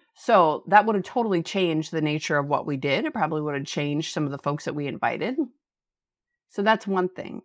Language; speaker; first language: English; native; English